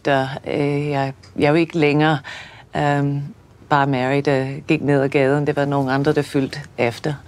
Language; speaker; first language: Danish; non-native, fluent; English